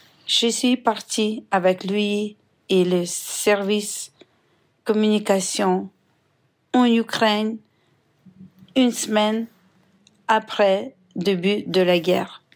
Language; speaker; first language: French; non-native, fluent; Ukrainian